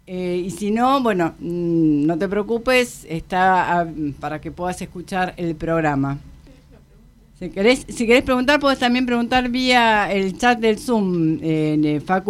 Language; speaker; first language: Spanish; native; Spanish